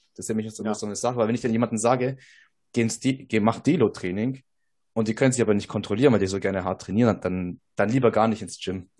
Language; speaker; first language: German; native; German